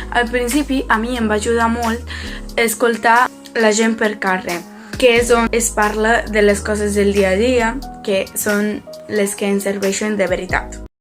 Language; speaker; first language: Catalan; non-native, learner; Italian